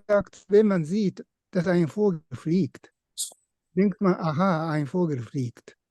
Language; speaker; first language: German; non-native, fluent; Japanese